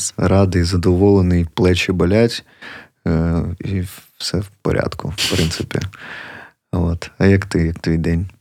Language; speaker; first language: Ukrainian; native; Ukrainian